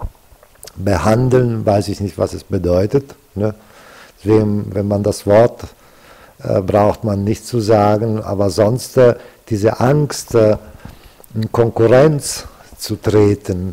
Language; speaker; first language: German; non-native, fluent; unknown